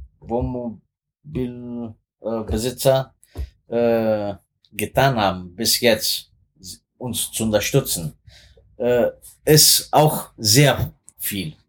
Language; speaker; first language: German; non-native, fluent; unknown